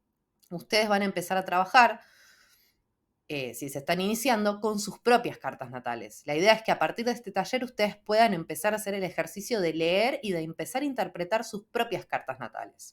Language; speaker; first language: Spanish; native; Spanish